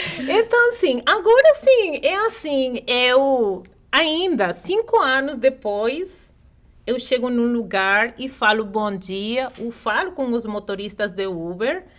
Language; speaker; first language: Portuguese; non-native, fluent; Spanish